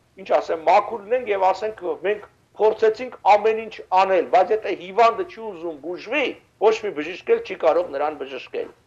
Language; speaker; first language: Armenian; native; Armenian